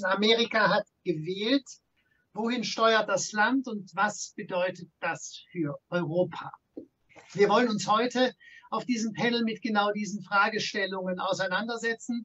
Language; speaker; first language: German; native; German